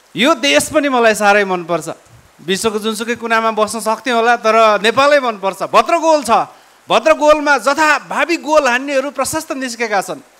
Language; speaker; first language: Nepali; native; Nepali